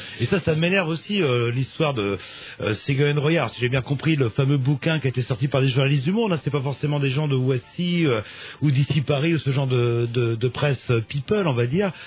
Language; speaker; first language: French; native; French